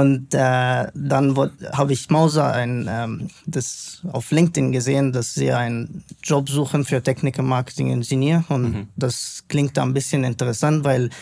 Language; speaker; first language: German; non-native, fluent; Arabic